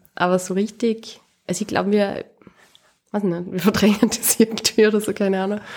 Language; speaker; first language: German; native; German